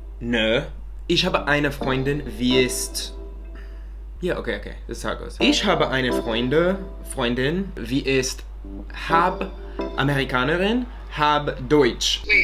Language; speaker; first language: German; non-native, learner; English